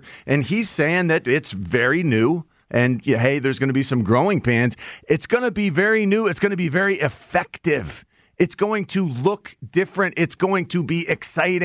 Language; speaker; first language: English; native; English